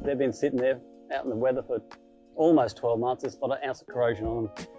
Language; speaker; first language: English; native; English